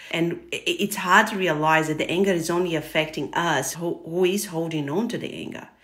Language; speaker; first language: English; non-native, fluent; Portuguese